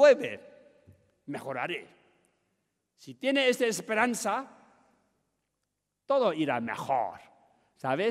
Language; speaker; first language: Spanish; non-native, learner; Tibetan